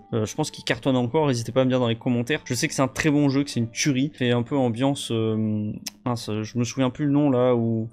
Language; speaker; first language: French; native; French